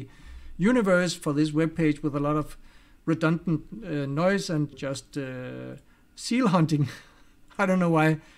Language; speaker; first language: English; non-native, fluent; Danish